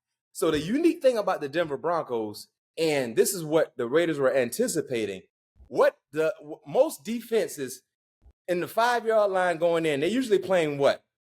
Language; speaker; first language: English; native; English